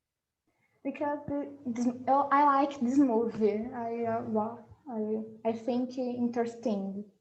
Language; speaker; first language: English; non-native, learner; Portuguese